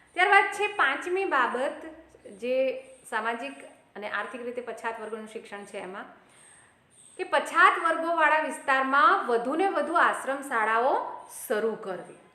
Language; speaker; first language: Gujarati; non-native, local second language; Hindi